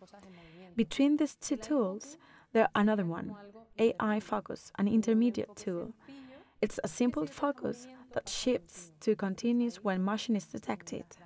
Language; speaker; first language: English; non-native, fluent; Spanish